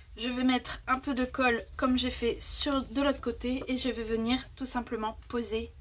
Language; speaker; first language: French; native; French